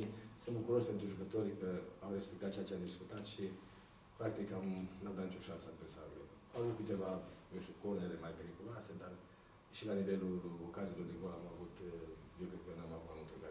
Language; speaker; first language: Romanian; native; Romanian